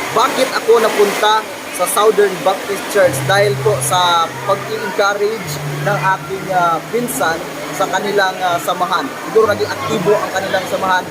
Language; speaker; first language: Filipino; non-native, local second language; Cebuano